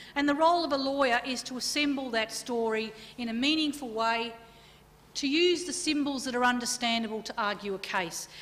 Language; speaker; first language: English; native; English